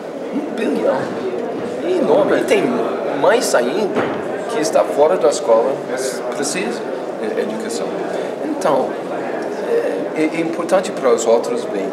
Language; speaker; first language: Portuguese; non-native, fluent; English